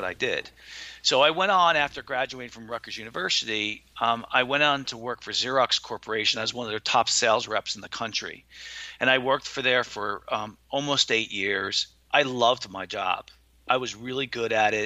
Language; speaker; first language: English; native; English